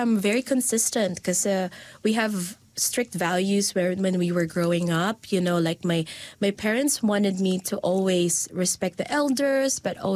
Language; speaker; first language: English; non-native, local second language; Filipino